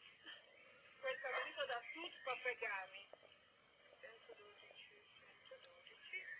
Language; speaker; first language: Italian; non-native, learner; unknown